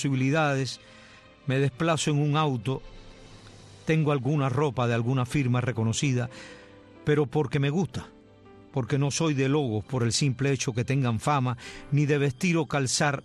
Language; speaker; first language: Spanish; native; Spanish